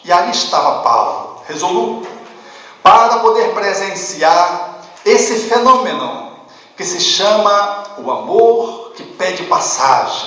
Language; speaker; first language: Portuguese; native; Portuguese